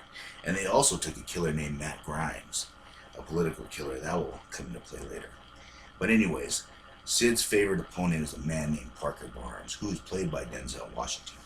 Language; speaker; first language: English; native; English